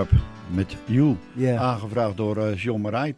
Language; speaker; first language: Dutch; native; Dutch